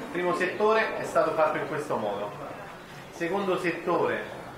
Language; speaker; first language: Italian; native; Italian